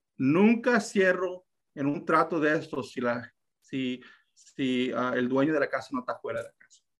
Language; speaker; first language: Spanish; early bilingual, heritage; Spanish